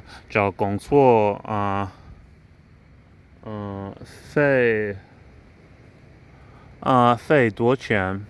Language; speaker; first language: Chinese; non-native, learner; English